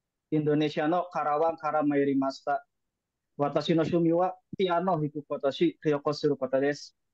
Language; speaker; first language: Japanese; non-native, learner; Indonesian